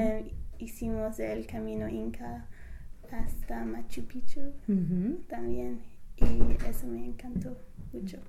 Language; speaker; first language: Spanish; non-native, fluent; English